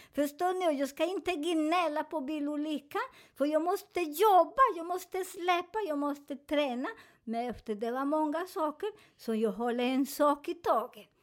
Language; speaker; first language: Swedish; non-native, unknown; Spanish